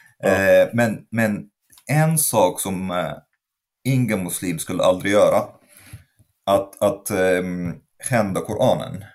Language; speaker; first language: Swedish; non-native, fluent; Arabic